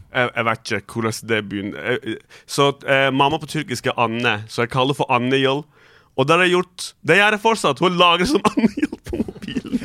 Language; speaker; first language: Norwegian; early bilingual, other home language; Turkish